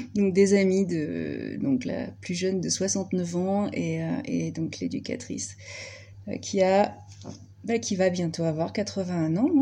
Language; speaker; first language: French; native; French